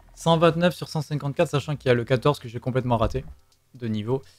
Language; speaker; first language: French; native; French